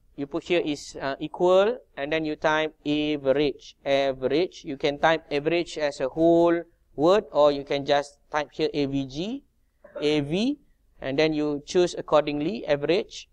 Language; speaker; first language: English; non-native, local second language; Malay